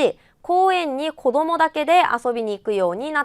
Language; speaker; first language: Japanese; non-native, fluent; Korean